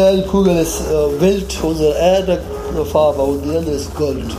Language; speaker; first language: German; non-native, learner; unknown